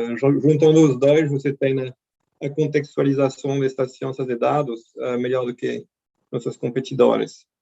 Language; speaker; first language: Portuguese; non-native, fluent; French